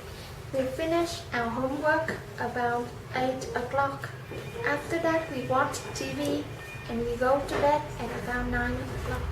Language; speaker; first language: English; non-native, learner; Vietnamese